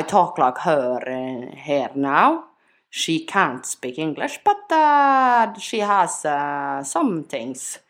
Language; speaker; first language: English; non-native, learner; Norwegian